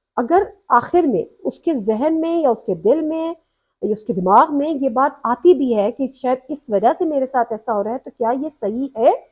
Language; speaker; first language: Urdu; native; Urdu